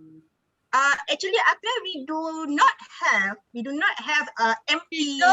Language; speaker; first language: English; non-native, learner; Malay